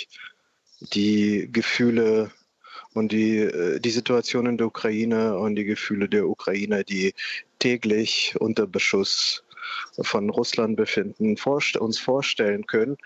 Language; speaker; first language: German; non-native, fluent; Russian